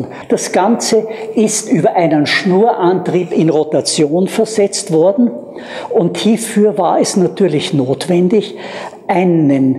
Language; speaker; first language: German; native; German